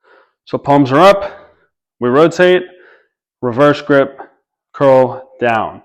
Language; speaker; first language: English; native; English